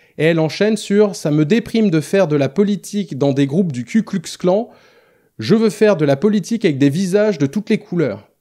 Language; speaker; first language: French; native; French